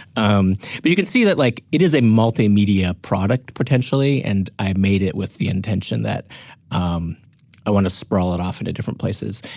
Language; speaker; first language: English; native; English